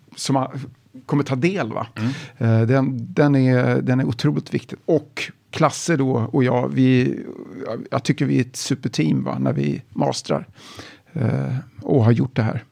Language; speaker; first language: Swedish; early bilingual, other home language; Italian